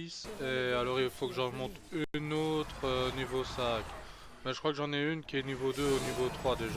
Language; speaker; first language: French; native; French